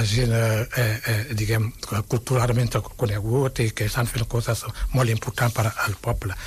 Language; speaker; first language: Catalan; non-native, fluent; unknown